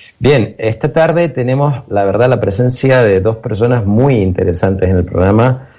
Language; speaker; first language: Spanish; native; Spanish